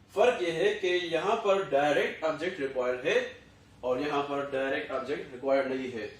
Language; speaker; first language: Urdu; non-native, local second language; Pashto